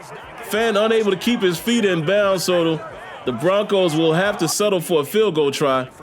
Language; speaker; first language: English; native; English